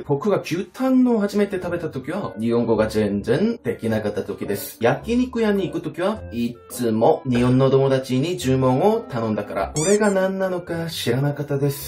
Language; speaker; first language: Japanese; non-native, fluent; Korean